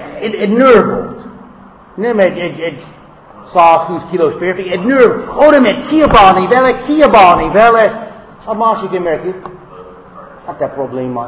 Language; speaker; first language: Hungarian; non-native, fluent; English